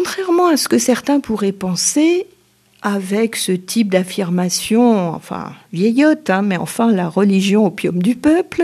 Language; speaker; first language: French; native; French